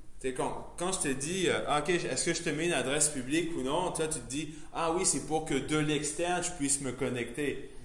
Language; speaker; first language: French; native; French